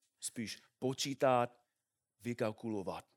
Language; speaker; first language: Czech; non-native, fluent; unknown